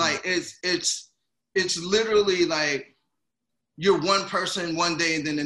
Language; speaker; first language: English; native; English